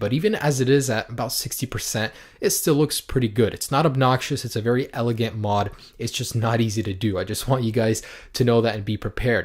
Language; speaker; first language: English; native; English